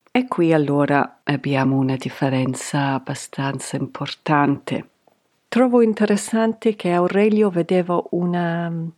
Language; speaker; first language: Italian; non-native, fluent; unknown